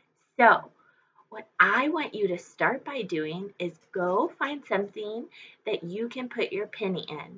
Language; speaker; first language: English; native; English